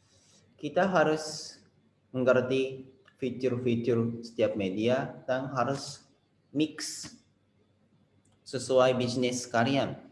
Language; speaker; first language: Indonesian; non-native, fluent; Japanese